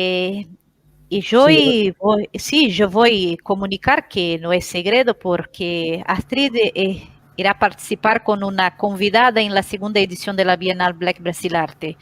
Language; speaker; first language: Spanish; non-native, learner; Portuguese